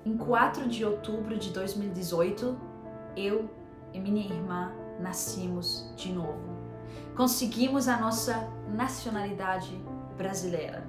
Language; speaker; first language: Portuguese; non-native, fluent; Arabic